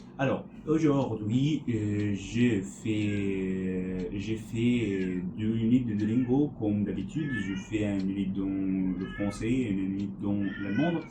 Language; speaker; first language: French; non-native, learner; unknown